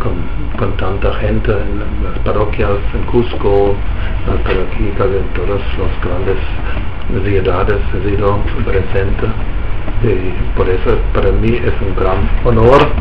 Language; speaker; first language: Spanish; non-native, fluent; German